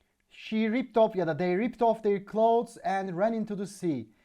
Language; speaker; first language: English; non-native, fluent; Turkish